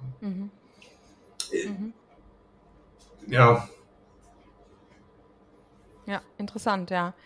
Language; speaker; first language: German; native; German